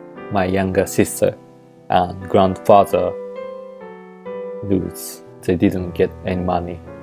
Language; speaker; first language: English; non-native, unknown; Japanese